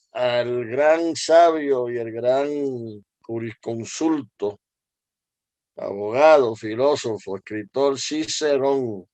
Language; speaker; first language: Spanish; native; Spanish